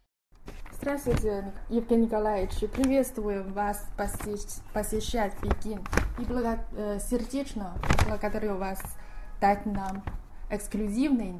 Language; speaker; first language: Russian; non-native, fluent; Chinese